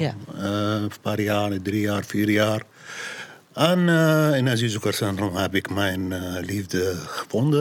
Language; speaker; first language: Dutch; non-native, learner; Arabic